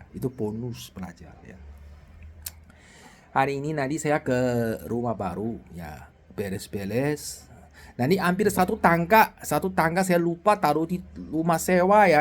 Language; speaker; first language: Indonesian; non-native, learner; Chinese